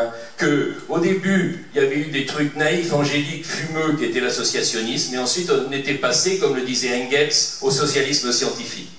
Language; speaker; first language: French; native; French